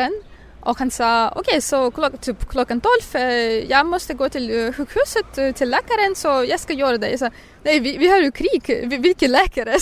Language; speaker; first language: Swedish; non-native, fluent; Russian